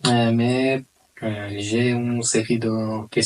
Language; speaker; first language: French; non-native, learner; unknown